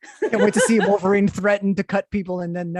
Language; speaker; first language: English; native; English